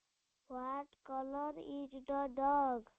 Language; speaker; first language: English; non-native, learner; Odia